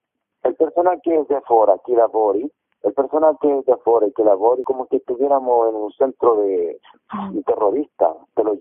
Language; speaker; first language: Italian; non-native, learner; Spanish